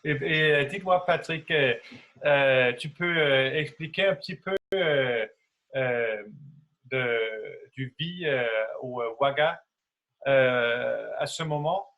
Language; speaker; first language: French; non-native, learner; Danish